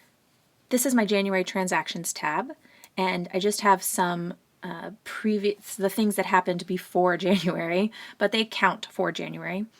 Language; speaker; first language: English; native; English